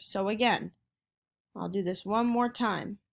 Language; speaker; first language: English; native; English